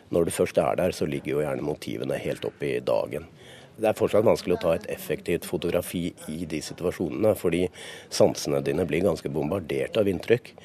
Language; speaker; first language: Norwegian; native; Norwegian